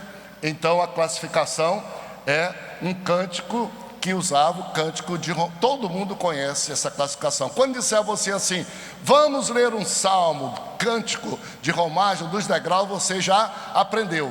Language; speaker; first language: Portuguese; native; Portuguese